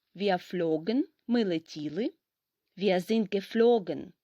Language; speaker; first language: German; non-native, fluent; Ukrainian